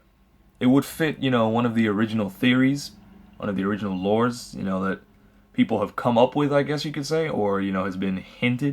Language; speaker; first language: English; native; English